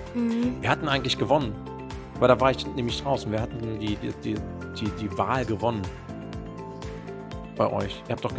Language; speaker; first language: German; native; German